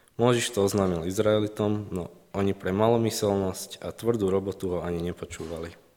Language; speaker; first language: Slovak; native; Slovak